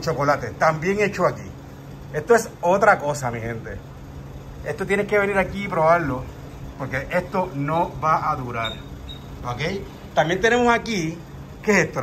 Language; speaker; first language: Spanish; native; Spanish